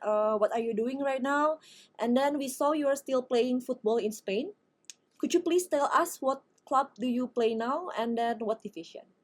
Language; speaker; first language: English; non-native, fluent; Indonesian